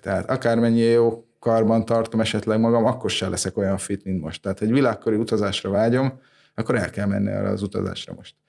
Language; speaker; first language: Hungarian; native; Hungarian